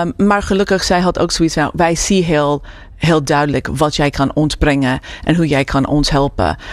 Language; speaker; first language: Dutch; non-native, fluent; English